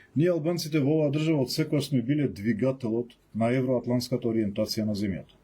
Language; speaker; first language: Macedonian; non-native, local second language; Albanian